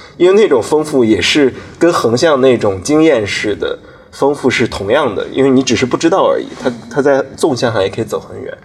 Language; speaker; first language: Chinese; native; Chinese